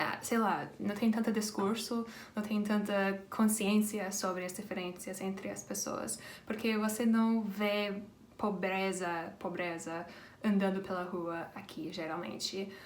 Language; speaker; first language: Portuguese; non-native, fluent; English